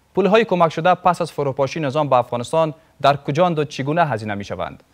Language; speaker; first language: Persian; native; Persian